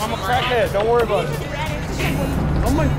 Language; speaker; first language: English; native; English